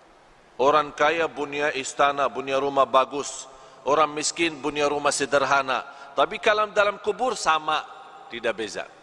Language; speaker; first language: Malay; non-native, fluent; Arabic